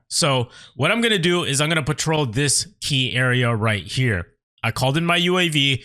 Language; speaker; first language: English; native; English